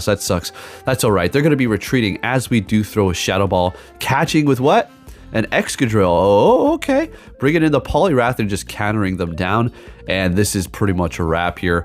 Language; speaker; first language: English; native; English